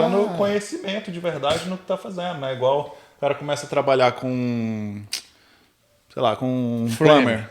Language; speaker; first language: Portuguese; native; Portuguese